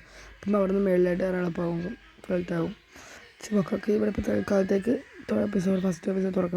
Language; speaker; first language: Malayalam; native; Malayalam